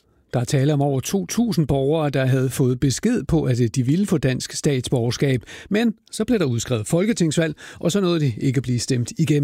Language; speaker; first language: Danish; native; Danish